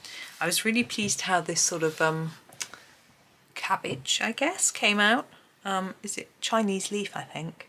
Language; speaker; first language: English; native; English